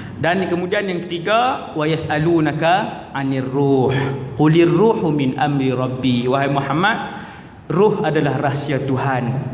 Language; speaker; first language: Malay; native; Malay